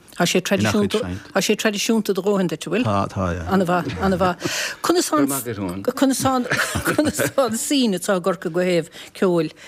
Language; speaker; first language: Irish; native; Irish